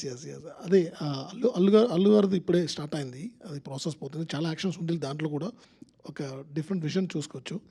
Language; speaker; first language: Telugu; non-native, learner; Tamil